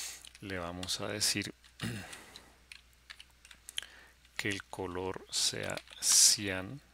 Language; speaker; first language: Spanish; native; Spanish